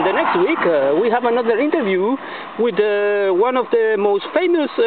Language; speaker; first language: English; non-native, learner; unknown